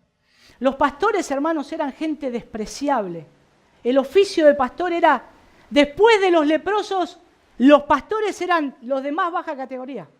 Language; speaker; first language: Spanish; native; Spanish